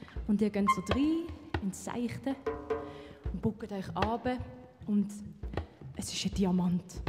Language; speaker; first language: German; native; German